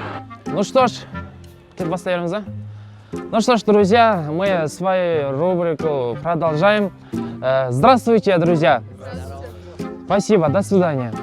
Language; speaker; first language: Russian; non-native, local second language; Kazakh